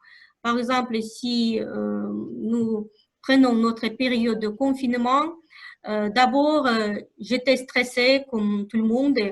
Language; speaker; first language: French; non-native, fluent; Russian